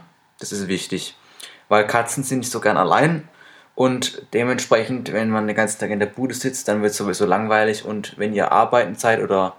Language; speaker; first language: German; native; German